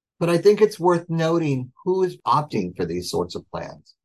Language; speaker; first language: English; native; English